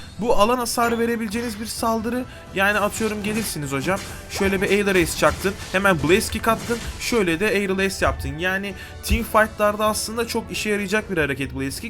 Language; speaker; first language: Turkish; native; Turkish